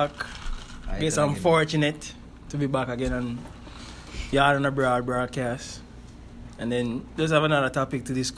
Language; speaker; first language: English; non-native, local second language; Jamaican Creole English